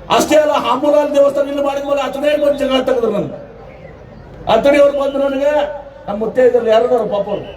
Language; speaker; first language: Kannada; native; Kannada